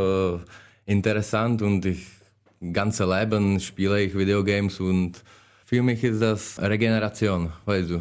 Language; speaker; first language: German; non-native, learner; Czech